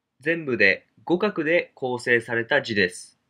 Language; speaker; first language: Japanese; native; Japanese